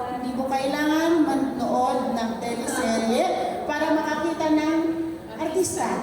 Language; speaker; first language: Filipino; non-native, local second language; Hiligaynon